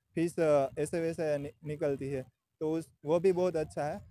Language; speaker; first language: Hindi; non-native, local second language; Gujarati